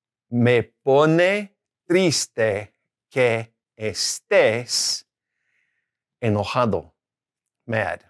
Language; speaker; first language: Spanish; non-native, fluent; English